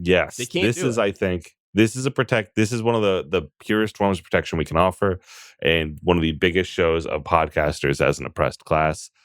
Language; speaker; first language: English; native; English